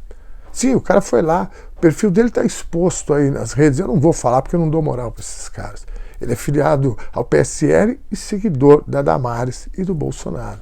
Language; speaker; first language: Portuguese; native; Portuguese